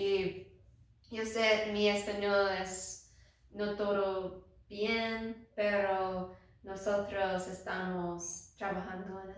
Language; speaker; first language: Spanish; non-native, learner; English